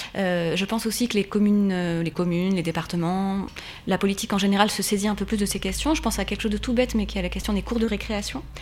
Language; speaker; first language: French; native; French